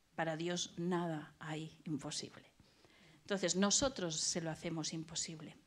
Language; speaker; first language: Spanish; native; Spanish